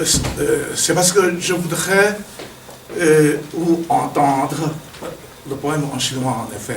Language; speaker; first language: French; non-native, learner; Chinese